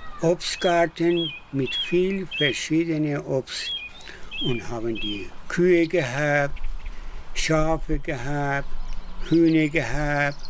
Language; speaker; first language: German; non-native, learner; Persian